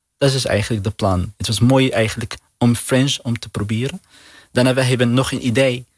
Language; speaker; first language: Dutch; non-native, learner; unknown